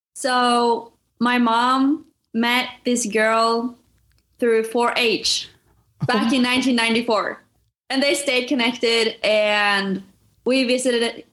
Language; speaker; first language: English; non-native, fluent; Norwegian